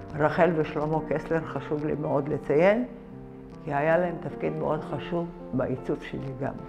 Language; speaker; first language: Hebrew; early bilingual, other home language; Arabic